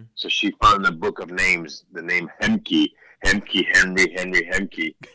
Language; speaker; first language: English; early bilingual, other home language; Spanish